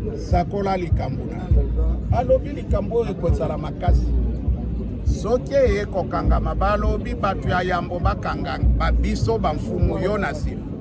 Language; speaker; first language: Lingala; non-native, local second language; Kituba (Democratic Republic of Congo)